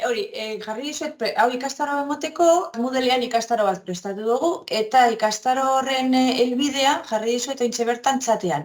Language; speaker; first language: Basque; native; Basque